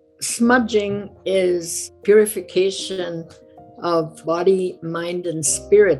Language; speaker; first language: English; non-native, fluent; Cree